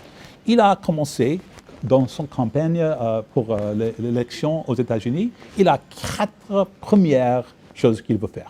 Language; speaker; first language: French; non-native, fluent; English